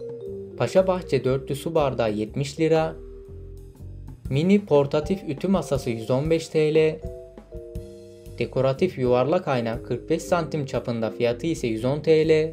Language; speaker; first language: Turkish; native; Turkish